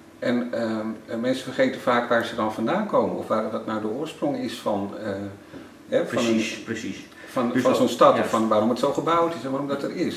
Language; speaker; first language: Dutch; native; Dutch